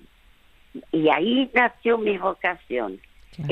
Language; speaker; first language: Spanish; early bilingual, other home language; French